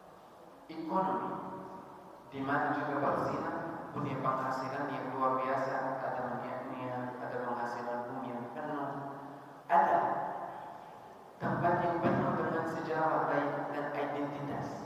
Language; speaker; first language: Indonesian; non-native, fluent; Arabic